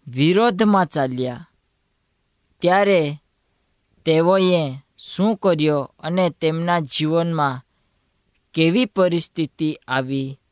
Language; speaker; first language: Gujarati; non-native, local second language; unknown